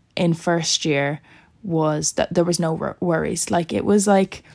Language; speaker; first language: English; native; English